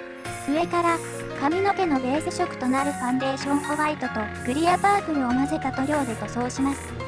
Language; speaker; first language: Japanese; native; Japanese